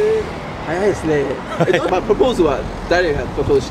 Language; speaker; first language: Japanese; non-native, learner; English